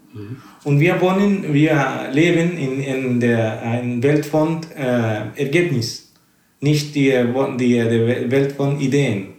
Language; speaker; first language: German; non-native, fluent; Spanish